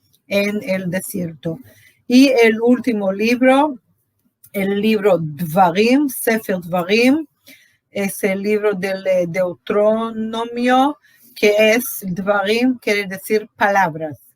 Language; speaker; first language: Spanish; non-native, fluent; Portuguese